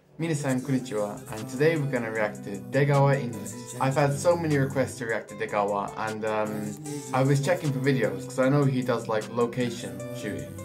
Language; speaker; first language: English; native; English